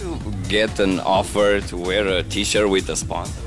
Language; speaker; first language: English; non-native, fluent; Romanian